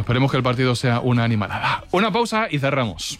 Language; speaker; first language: Spanish; native; Spanish